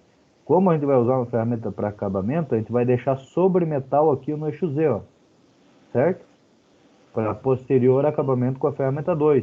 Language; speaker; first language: Portuguese; native; Portuguese